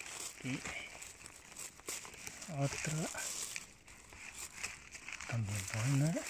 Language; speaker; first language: Spanish; non-native, learner; Japanese